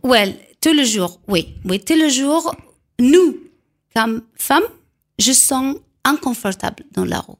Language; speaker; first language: French; non-native, learner; Arabic